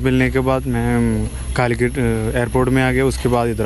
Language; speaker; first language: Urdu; non-native, local second language; Malayalam